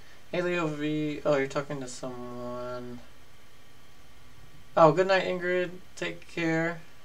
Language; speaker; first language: English; early bilingual, other home language; Spanish